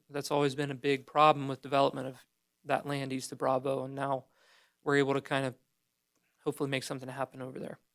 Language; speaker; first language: English; native; English